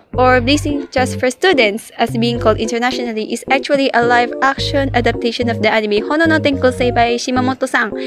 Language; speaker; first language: English; non-native, local second language; Filipino